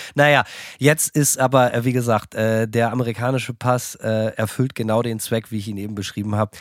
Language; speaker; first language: German; native; German